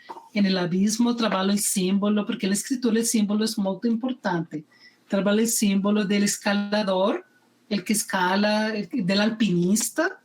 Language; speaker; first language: Portuguese; non-native, fluent; Spanish